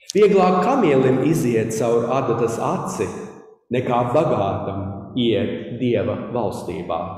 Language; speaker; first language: Latvian; early bilingual, heritage; Latvian